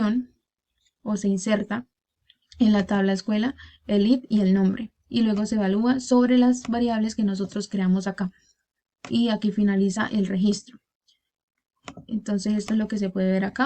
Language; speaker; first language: Spanish; native; Spanish